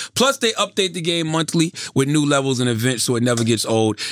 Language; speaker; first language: English; native; English